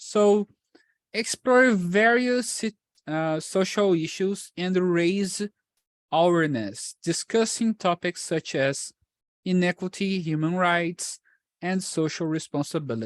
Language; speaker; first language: English; non-native, fluent; Portuguese